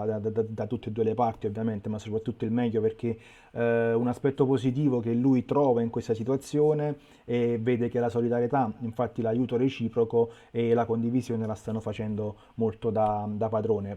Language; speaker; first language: Italian; native; Italian